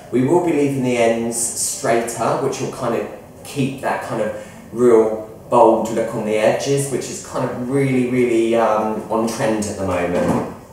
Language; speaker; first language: English; native; English